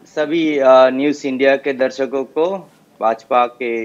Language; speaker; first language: Hindi; non-native, local second language; Kok Borok